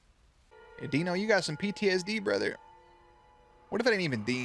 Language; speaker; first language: English; native; English